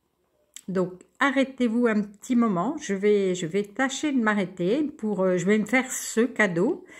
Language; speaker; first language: French; native; French